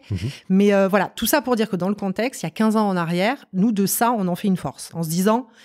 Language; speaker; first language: French; native; French